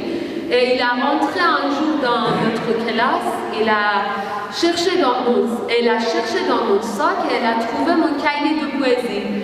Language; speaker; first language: French; non-native, learner; Persian